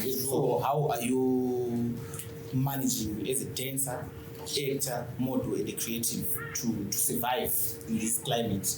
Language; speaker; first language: English; non-native, local second language; Shona